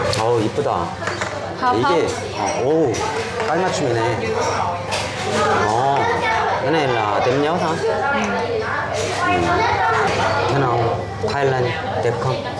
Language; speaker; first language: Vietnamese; non-native, learner; Korean